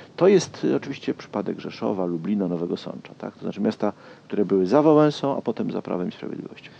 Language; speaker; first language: Polish; native; Polish